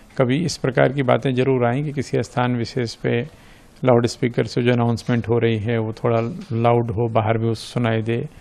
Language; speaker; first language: Hindi; native; Hindi